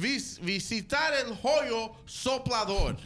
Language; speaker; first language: Spanish; early bilingual, heritage; Spanish